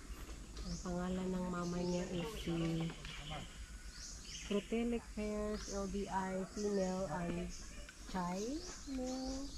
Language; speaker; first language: Filipino; non-native, local second language; Cebuano